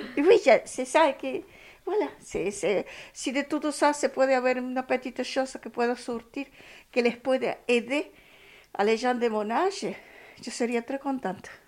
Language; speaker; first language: French; non-native, learner; Spanish